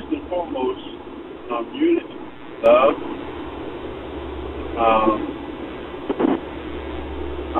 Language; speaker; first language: English; native; English